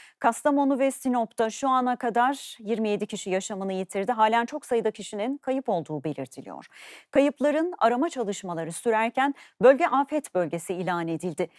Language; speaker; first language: Turkish; native; Turkish